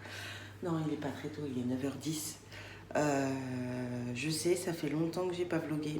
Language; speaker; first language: French; native; French